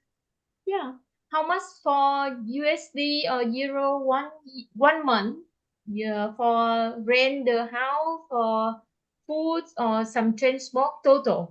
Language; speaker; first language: English; non-native, learner; Vietnamese